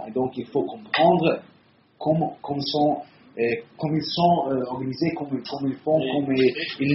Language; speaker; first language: French; non-native, fluent; Italian